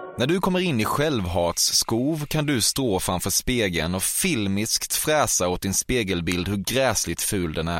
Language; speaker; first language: Swedish; native; Swedish